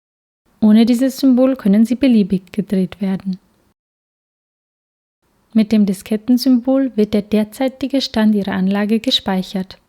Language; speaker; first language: German; native; German